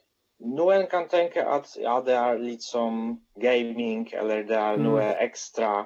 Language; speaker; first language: Norwegian; non-native, fluent; Polish